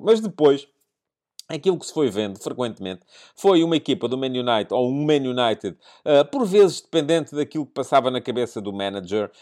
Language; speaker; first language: Portuguese; native; Portuguese